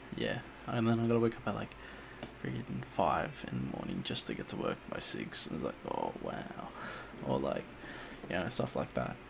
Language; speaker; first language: English; native; English